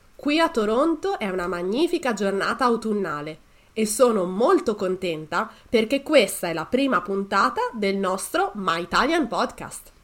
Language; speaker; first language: Italian; native; Italian